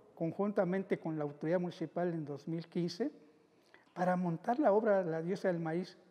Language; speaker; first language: Spanish; non-native, local second language; Zapotec